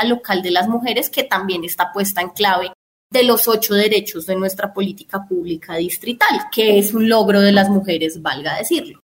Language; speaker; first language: Spanish; native; Spanish